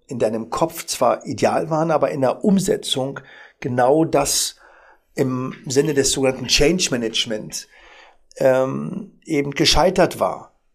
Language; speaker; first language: German; early bilingual, other home language; Arabic